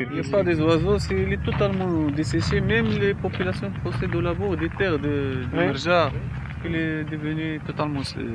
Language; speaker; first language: French; non-native, local second language; Arabic